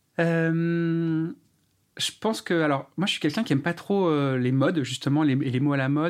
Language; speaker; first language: French; native; French